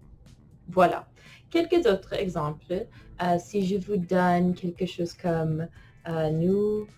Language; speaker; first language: French; non-native, fluent; English